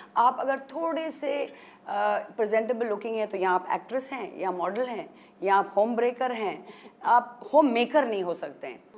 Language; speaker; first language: Hindi; non-native, local second language; Kashmiri